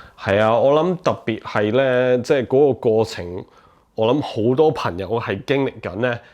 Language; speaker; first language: Cantonese; early bilingual, heritage; Cantonese